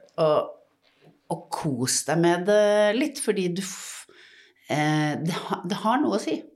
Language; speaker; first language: Norwegian; native; Norwegian